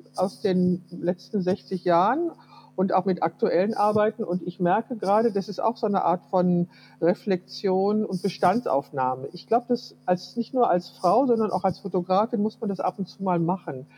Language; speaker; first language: German; early bilingual, heritage; Russian